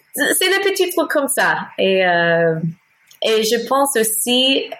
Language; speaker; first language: French; non-native, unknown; English